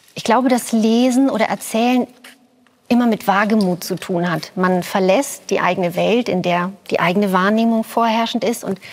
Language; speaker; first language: German; early bilingual, other home language; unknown